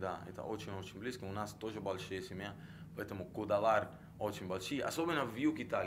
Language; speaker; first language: Russian; non-native, learner; Italian